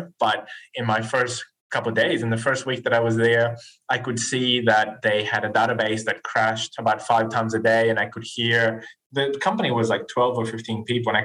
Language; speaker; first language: English; non-native, fluent; Spanish